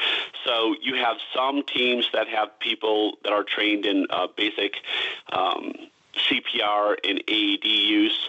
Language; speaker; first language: English; native; English